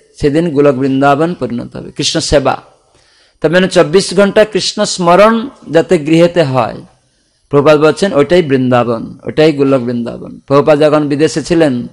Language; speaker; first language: Bangla; non-native, fluent; Odia